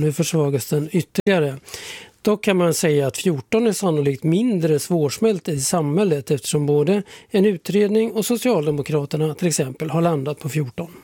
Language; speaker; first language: Swedish; native; Swedish